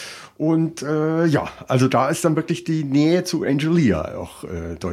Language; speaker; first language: German; native; German